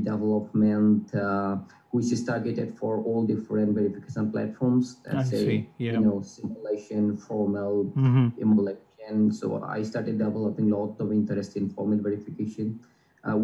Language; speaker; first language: English; non-native, local second language; Assamese